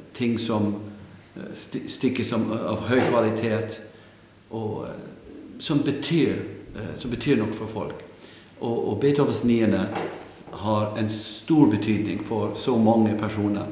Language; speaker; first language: Norwegian; non-native, fluent; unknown